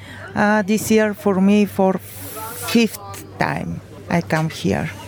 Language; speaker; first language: English; non-native, learner; Bulgarian